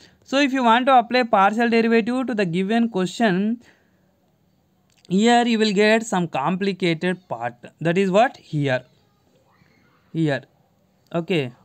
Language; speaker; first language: English; non-native, local second language; Telugu